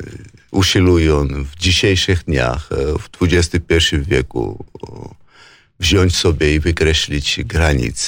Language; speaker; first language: Polish; non-native, fluent; Georgian